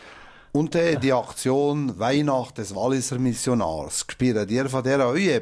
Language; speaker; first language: German; native; German